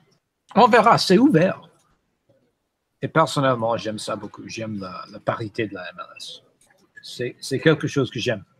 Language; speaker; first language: French; non-native, fluent; English